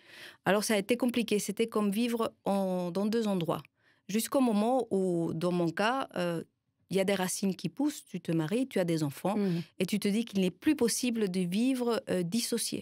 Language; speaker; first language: French; non-native, fluent; Spanish